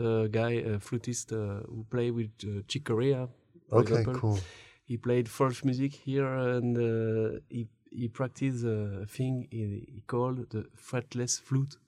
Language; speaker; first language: English; non-native, learner; French